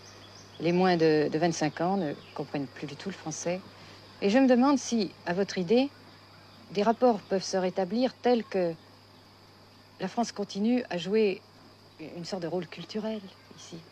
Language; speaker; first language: French; native; French